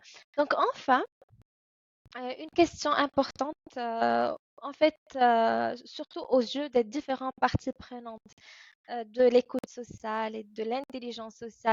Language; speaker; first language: French; non-native, fluent; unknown